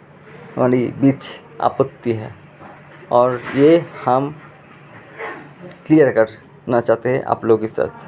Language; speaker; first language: Hindi; non-native, fluent; Bangla